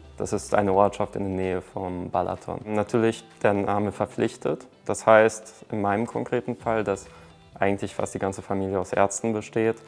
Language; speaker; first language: German; early bilingual, other home language; Hungarian